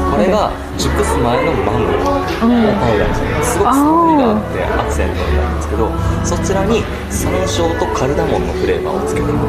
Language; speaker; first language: Japanese; native; Japanese